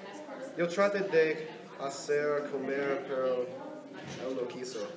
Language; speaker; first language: Spanish; non-native, learner; English